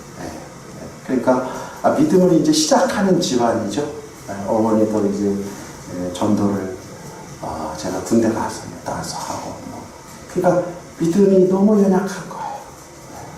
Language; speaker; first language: Korean; native; Korean